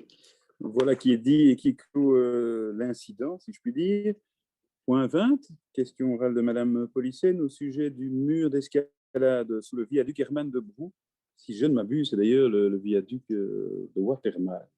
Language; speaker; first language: French; native; French